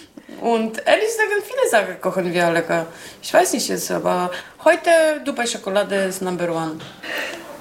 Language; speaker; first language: German; non-native, learner; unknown